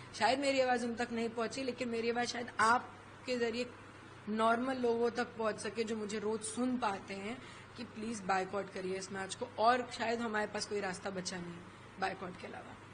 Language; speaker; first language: Hindi; native; Hindi